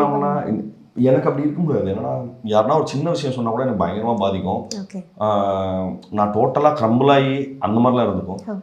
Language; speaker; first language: Tamil; native; Tamil